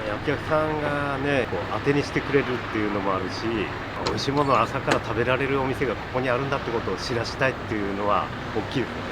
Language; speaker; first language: Japanese; native; Japanese